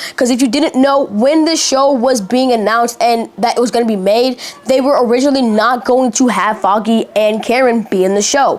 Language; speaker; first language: English; native; English